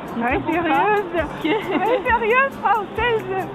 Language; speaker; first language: French; non-native, learner; Russian